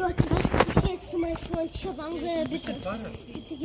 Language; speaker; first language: German; early bilingual, other home language; Croatian